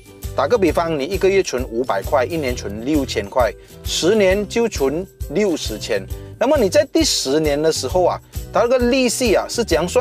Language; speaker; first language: Chinese; native; Chinese